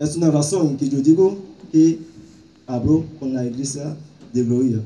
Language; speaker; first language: Spanish; non-native, learner; Haitian Creole